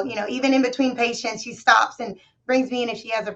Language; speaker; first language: English; native; English